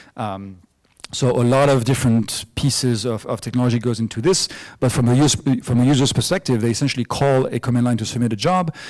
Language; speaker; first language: English; non-native, fluent; French